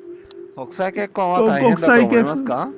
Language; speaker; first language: Japanese; non-native, fluent; Bangla